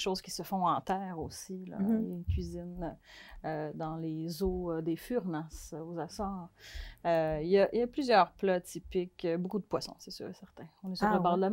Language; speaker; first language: French; non-native, fluent; Portuguese